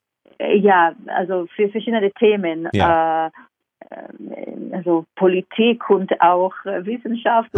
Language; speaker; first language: German; non-native, fluent; Hebrew